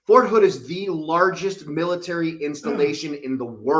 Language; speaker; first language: English; native; English